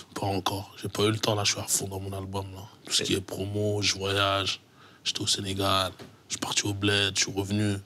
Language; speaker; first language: French; native; French